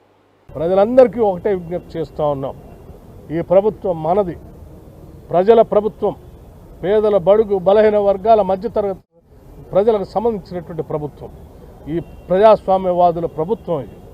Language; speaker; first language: Telugu; native; Telugu